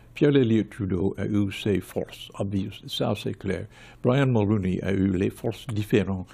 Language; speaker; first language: French; non-native, fluent; English